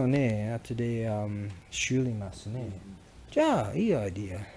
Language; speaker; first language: Japanese; non-native, learner; English